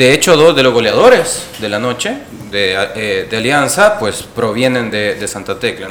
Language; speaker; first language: Spanish; native; Spanish